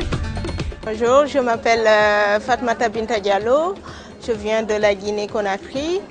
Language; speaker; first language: French; non-native, local second language; Fula